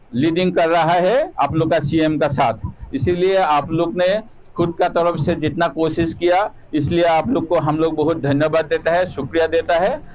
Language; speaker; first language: Hindi; non-native, local second language; Assamese